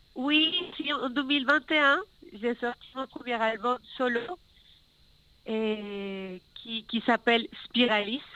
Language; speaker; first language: French; non-native, fluent; Spanish